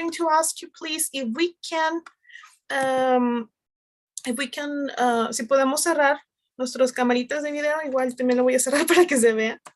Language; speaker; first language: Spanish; native; Spanish